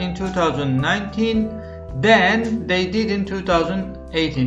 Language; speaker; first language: English; non-native, fluent; Turkish